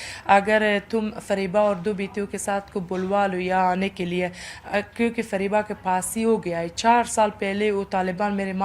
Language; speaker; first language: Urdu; non-native, learner; Persian